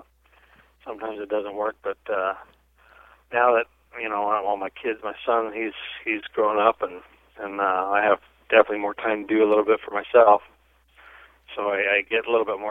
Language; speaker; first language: English; native; English